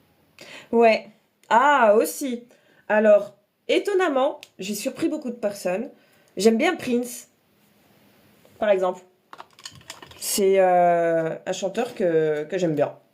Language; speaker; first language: French; native; French